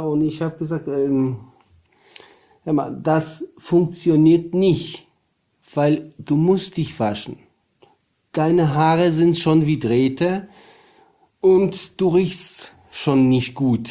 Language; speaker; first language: German; non-native, learner; Polish